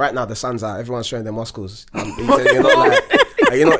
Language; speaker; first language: English; native; English